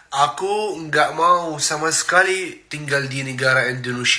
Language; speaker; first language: Indonesian; non-native, fluent; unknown